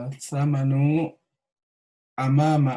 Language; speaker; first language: Arabic; non-native, learner; English